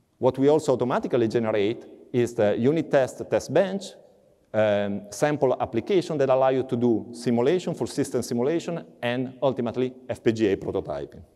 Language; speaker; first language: English; non-native, fluent; Italian